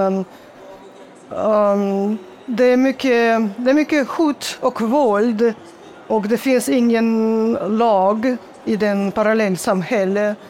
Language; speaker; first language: Swedish; non-native, fluent; Russian